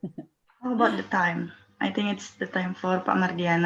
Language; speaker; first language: English; non-native, fluent; Indonesian